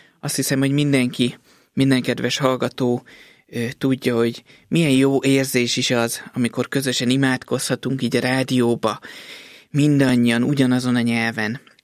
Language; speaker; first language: Hungarian; native; Hungarian